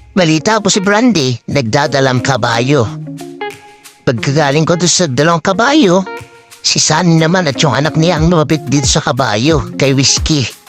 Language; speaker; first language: Filipino; native; Filipino